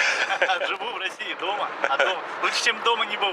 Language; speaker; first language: Russian; native; Russian